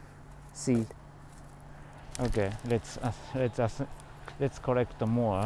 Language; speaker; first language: English; non-native, learner; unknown